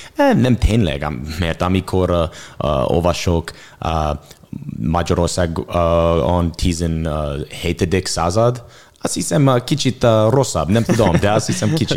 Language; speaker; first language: Hungarian; non-native, learner; English